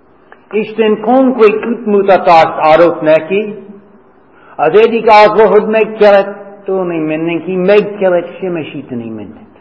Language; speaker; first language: Hungarian; non-native, fluent; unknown